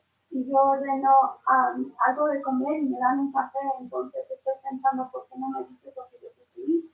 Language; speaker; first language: Spanish; early bilingual, other home language; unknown